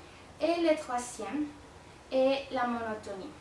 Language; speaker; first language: French; non-native, learner; Spanish